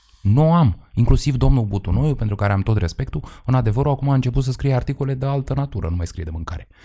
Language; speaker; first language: Romanian; native; Romanian